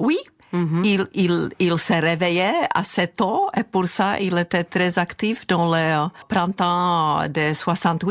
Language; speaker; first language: French; non-native, fluent; Czech